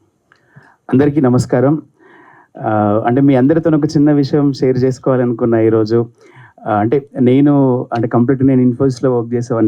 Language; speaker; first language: Telugu; native; Telugu